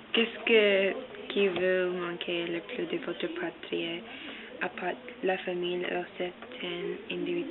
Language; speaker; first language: French; non-native, learner; English